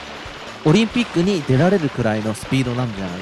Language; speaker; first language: Japanese; native; Japanese